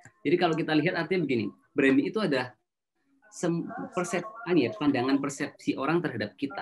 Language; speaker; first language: Indonesian; native; Indonesian